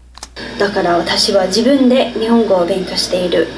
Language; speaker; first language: Japanese; non-native, learner; English